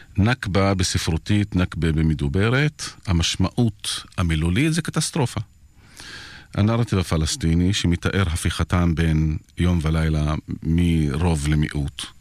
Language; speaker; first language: Hebrew; non-native, local second language; Arabic